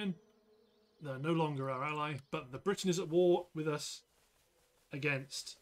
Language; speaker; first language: English; native; English